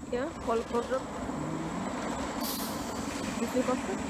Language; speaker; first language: German; non-native, learner; Indonesian